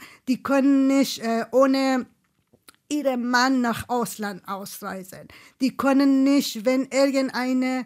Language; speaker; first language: German; non-native, fluent; Persian